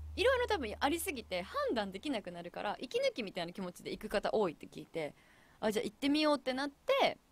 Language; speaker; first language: Japanese; native; Japanese